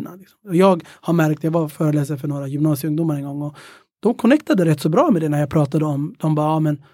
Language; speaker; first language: Swedish; early bilingual, other home language; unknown